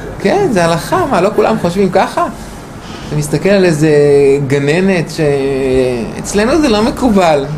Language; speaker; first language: Hebrew; native; Hebrew